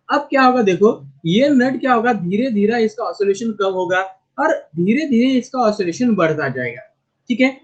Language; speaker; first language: Hindi; non-native, local second language; Marathi